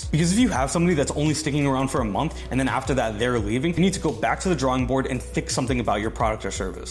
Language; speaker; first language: English; native; English